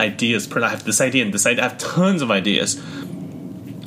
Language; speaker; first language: English; early bilingual, other home language; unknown